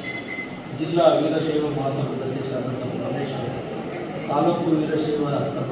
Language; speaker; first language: Kannada; native; Kannada